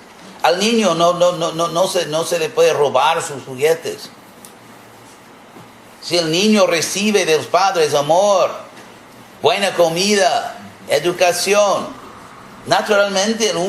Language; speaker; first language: Spanish; non-native, fluent; English